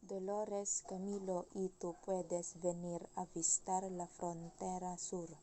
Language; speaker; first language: Spanish; non-native, learner; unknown